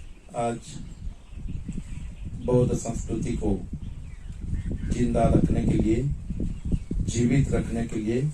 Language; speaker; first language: Hindi; non-native, local second language; Odia